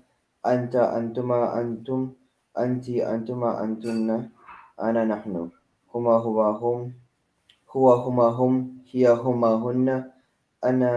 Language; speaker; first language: Arabic; non-native, learner; Filipino